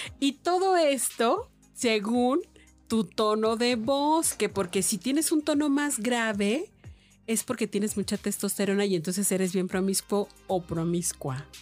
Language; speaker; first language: Spanish; native; Spanish